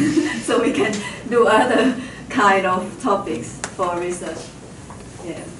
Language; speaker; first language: English; non-native, fluent; Thai